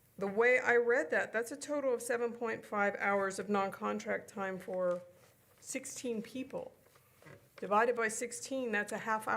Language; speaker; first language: English; native; English